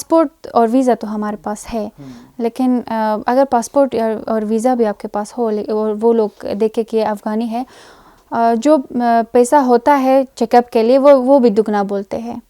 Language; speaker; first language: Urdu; non-native, fluent; Persian